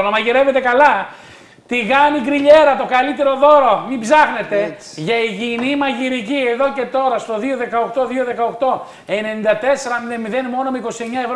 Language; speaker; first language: Greek; native; Greek